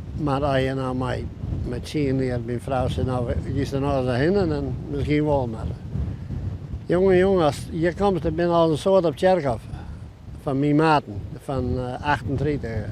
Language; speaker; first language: Dutch; non-native, local second language; Western Frisian